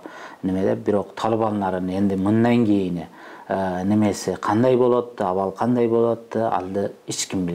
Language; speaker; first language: Kyrgyz; non-native, fluent; Uzbek